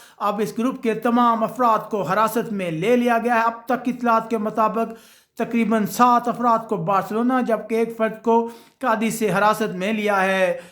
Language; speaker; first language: Urdu; non-native, local second language; Punjabi